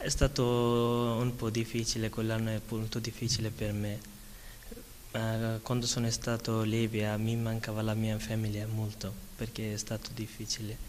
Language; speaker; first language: Italian; non-native, learner; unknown